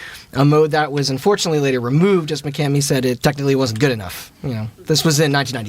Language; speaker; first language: English; native; English